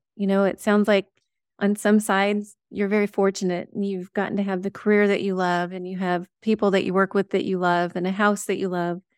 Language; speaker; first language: English; native; English